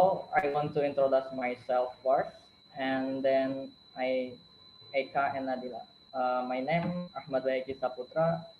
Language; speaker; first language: English; non-native, learner; Indonesian